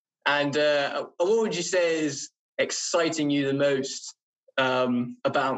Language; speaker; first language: English; native; English